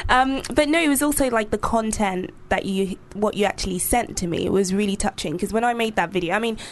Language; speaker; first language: English; non-native, local second language; Yoruba